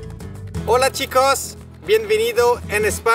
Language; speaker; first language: Spanish; non-native, learner; French